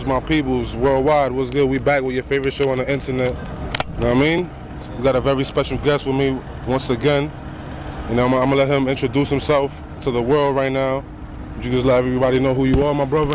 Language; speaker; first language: English; early bilingual, other home language; Spanish